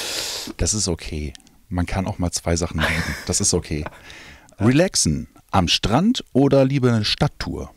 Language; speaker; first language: German; native; German